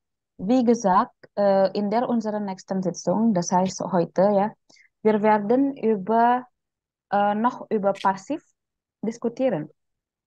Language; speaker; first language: German; non-native, fluent; Indonesian